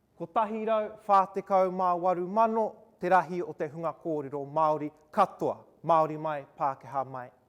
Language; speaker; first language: Māori; non-native, local second language; English